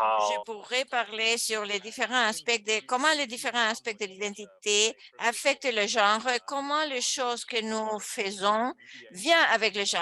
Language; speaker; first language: French; non-native, fluent; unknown